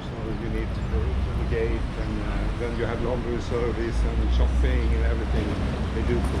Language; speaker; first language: English; non-native, learner; Swedish